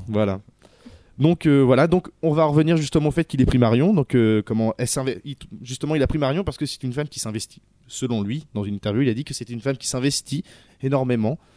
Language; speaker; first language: French; native; French